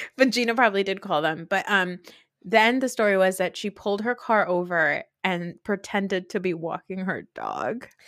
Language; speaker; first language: English; early bilingual, other home language; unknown